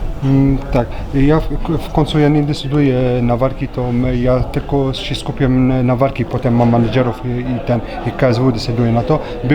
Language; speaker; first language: Polish; non-native, learner; French